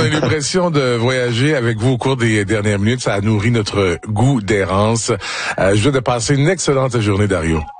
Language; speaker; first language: French; native; French